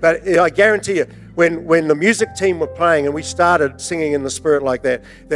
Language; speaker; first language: English; native; English